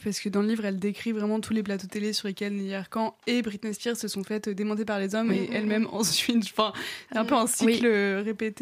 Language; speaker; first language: French; native; French